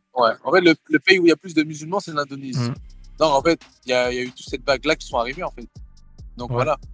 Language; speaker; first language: French; early bilingual, other home language; Thai